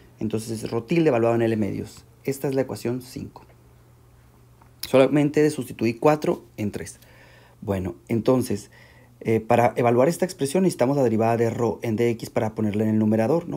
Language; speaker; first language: Spanish; native; Spanish